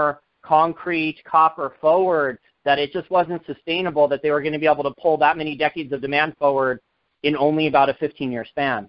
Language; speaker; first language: English; native; English